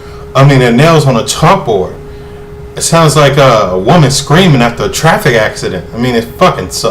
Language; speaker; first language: English; native; English